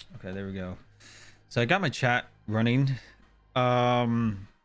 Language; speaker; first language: English; native; English